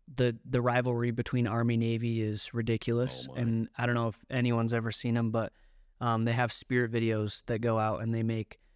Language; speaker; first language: English; native; English